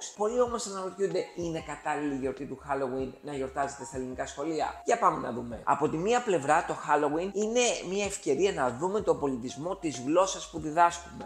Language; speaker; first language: Greek; native; Greek